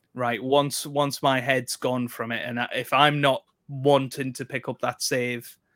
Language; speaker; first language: English; native; English